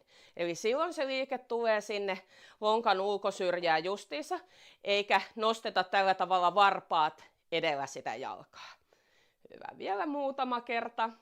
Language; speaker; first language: Finnish; native; Finnish